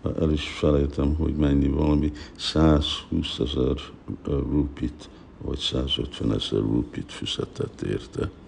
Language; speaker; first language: Hungarian; early bilingual, heritage; Hungarian